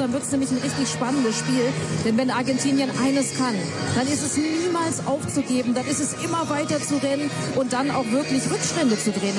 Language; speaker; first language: German; native; German